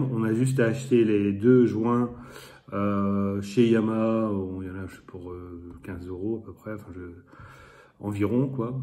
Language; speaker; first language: French; native; French